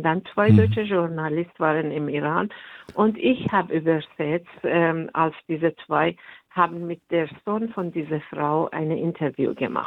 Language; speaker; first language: German; non-native, fluent; Persian